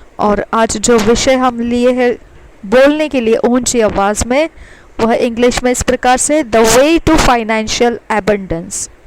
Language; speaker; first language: Hindi; non-native, local second language; Punjabi